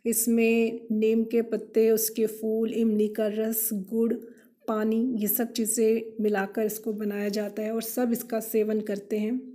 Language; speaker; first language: Hindi; non-native, local second language; Kannada